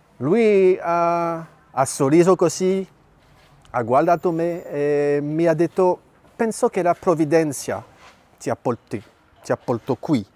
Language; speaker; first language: Italian; non-native, fluent; French